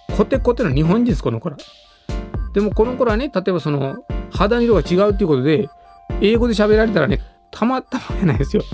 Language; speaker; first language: Japanese; non-native, fluent; Sinhala